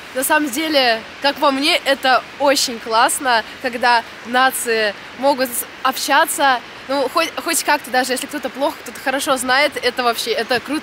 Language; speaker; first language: Russian; native; Russian